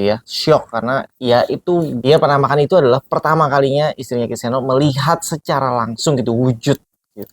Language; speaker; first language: Indonesian; native; Indonesian